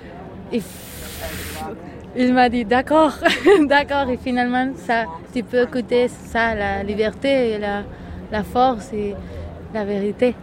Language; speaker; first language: French; non-native, learner; Catalan